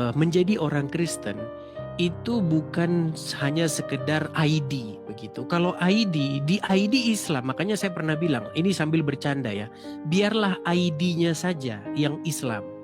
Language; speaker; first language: Indonesian; native; Indonesian